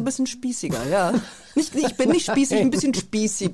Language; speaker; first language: German; early bilingual, other home language; Turkish